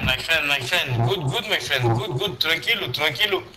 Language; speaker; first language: English; non-native, learner; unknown